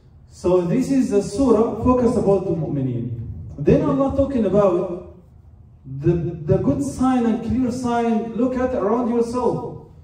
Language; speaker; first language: English; non-native, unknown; Arabic